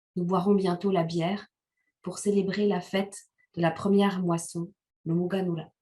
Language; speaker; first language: French; non-native, local second language; Kinyarwanda